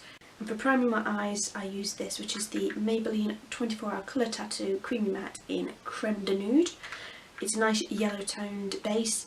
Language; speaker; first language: English; native; English